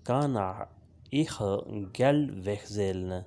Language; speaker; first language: German; non-native, fluent; Urdu